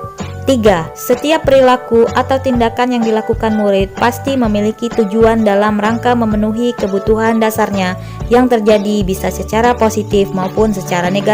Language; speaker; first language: Indonesian; native; Indonesian